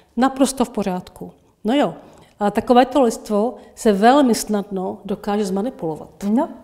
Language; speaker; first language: Czech; native; Czech